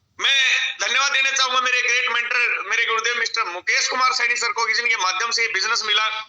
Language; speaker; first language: Hindi; native; Hindi